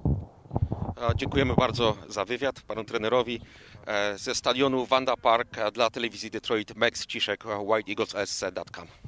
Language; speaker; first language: Polish; native; Polish